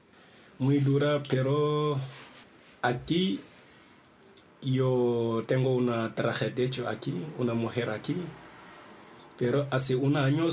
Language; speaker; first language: Spanish; non-native, learner; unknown